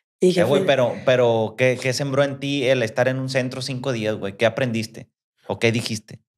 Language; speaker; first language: Spanish; native; Spanish